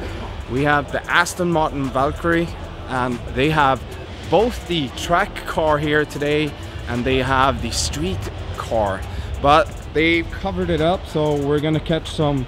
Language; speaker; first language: English; non-native, fluent; Swedish